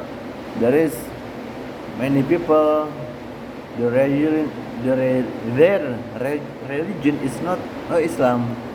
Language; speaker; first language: English; non-native, learner; Indonesian